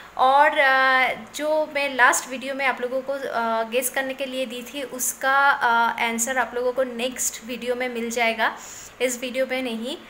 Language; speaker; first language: Hindi; non-native, local second language; Bangla